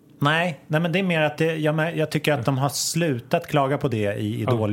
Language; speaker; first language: Swedish; native; Swedish